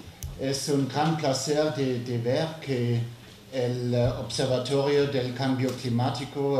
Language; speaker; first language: Spanish; non-native, learner; French